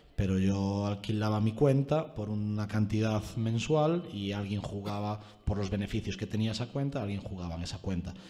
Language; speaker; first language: Spanish; native; Spanish